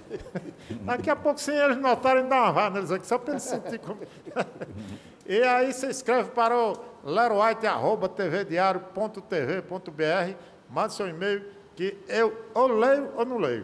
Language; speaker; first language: Portuguese; native; Portuguese